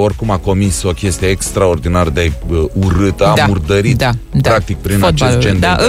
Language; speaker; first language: Romanian; native; Romanian